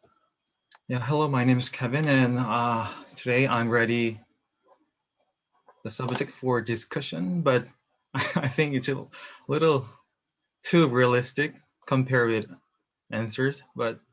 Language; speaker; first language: English; non-native, learner; Korean